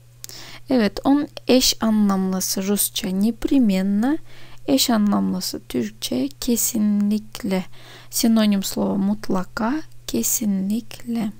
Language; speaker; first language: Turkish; non-native, fluent; Russian